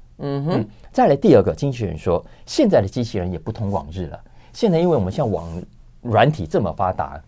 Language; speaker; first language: Chinese; native; Chinese